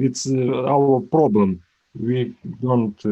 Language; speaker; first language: English; non-native, learner; Ukrainian